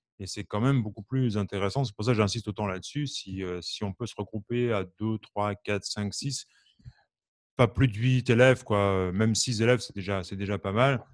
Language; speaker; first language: French; native; French